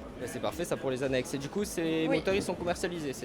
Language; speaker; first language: French; native; French